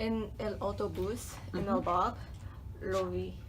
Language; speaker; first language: Spanish; non-native, learner; English